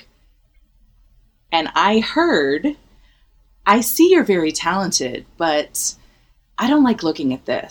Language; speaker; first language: English; native; English